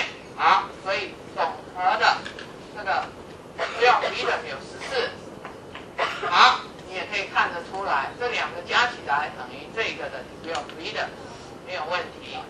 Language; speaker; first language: Chinese; native; Chinese